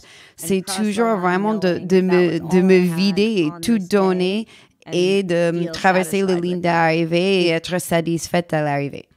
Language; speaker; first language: French; non-native, learner; English